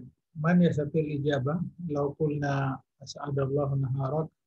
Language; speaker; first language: Arabic; non-native, fluent; Indonesian